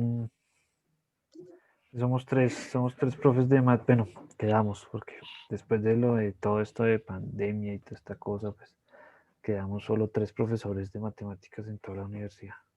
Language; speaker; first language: Spanish; native; Spanish